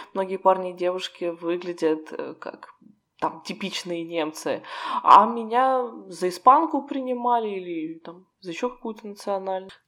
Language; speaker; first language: Russian; native; Russian